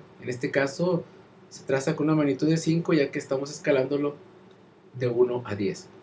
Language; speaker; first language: Spanish; native; Spanish